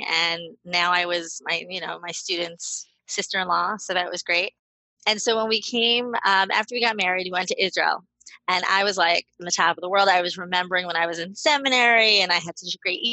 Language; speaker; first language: English; native; English